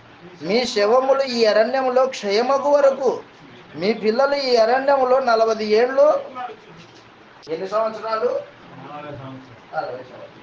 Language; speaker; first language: Telugu; native; Telugu